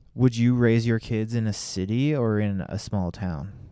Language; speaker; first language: English; native; English